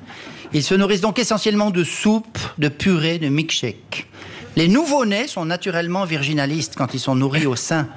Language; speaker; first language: French; native; French